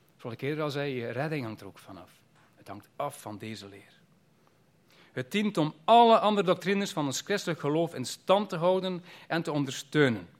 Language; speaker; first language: Dutch; native; Dutch